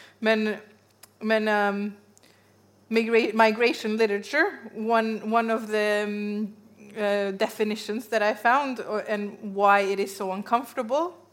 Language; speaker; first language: English; non-native, fluent; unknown